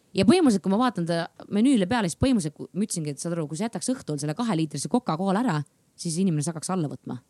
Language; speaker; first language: Estonian; native; Estonian